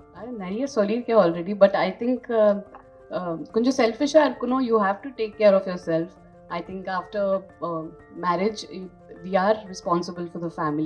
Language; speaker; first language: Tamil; non-native, fluent; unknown